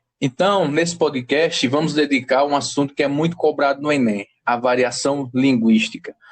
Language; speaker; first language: Portuguese; native; Portuguese